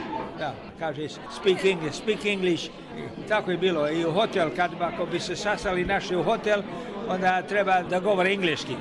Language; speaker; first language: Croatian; early bilingual, heritage; Serbian